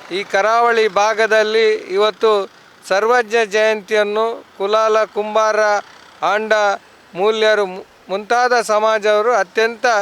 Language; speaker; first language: Kannada; native; Kannada